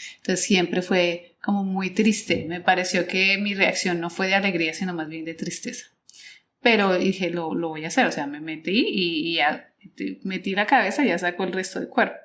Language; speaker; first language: Spanish; native; Spanish